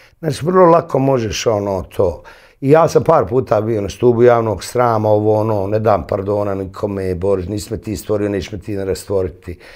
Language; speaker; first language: Bosnian; native; Bosnian